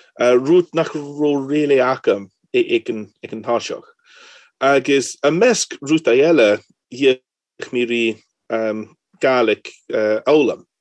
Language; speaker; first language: Irish; non-native, fluent; English